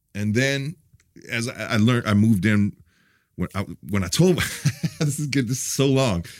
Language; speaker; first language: English; native; English